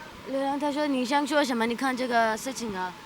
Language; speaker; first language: Chinese; non-native, fluent; Urdu